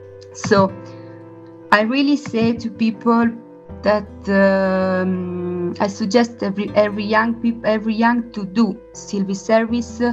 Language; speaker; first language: English; non-native, learner; Italian